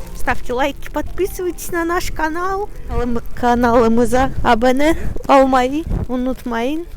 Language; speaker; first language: Russian; native; Russian